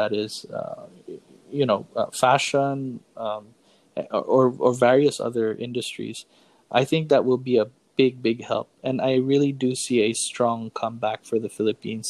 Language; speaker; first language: English; non-native, local second language; Filipino